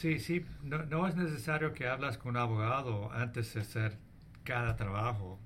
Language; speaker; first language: Spanish; early bilingual, heritage; English